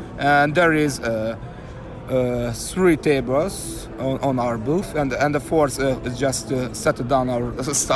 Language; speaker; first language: English; non-native, learner; Hungarian